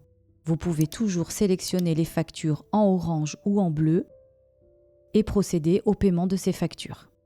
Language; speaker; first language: French; native; French